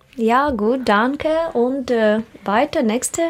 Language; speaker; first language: German; non-native, learner; Russian